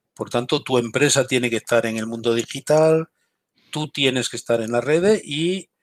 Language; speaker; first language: Spanish; native; Spanish